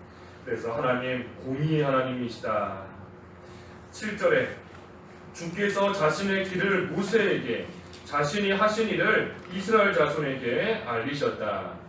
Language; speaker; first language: Korean; native; Korean